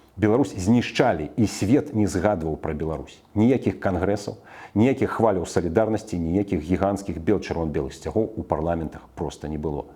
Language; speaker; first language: Belarusian; native; Belarusian